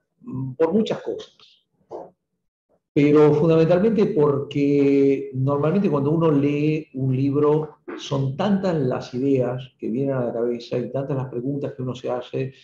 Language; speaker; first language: Spanish; native; Spanish